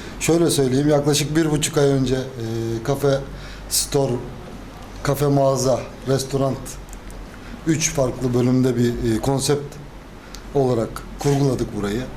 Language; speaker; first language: Turkish; native; Turkish